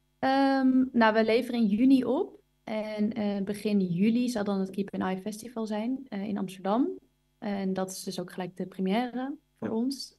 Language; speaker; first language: Dutch; native; Dutch